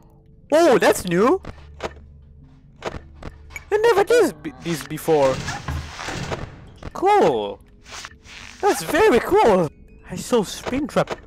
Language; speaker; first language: English; non-native, learner; Italian